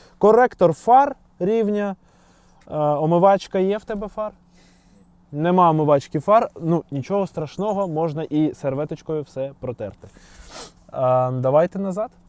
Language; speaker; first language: Ukrainian; non-native, local second language; Russian